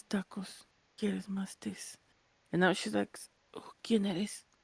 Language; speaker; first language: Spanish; early bilingual, heritage; English